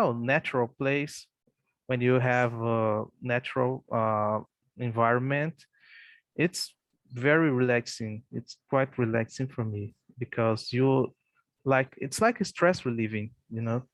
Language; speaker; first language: English; non-native, fluent; Portuguese